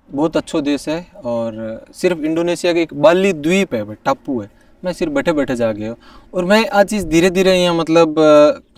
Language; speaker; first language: Hindi; native; Hindi